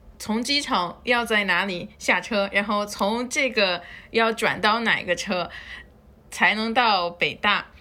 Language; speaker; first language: Chinese; non-native, fluent; Spanish